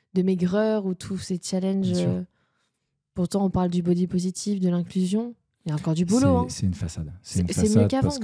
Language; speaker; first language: French; native; French